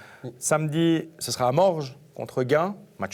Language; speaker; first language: French; native; French